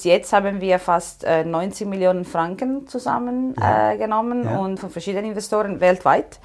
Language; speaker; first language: German; non-native, fluent; Italian